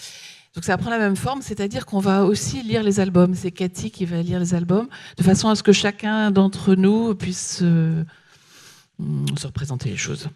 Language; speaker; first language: French; native; French